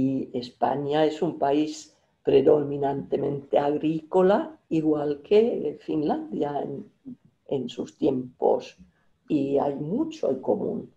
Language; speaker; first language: Spanish; non-native, fluent; Finnish